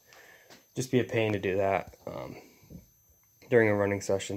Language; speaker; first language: English; native; English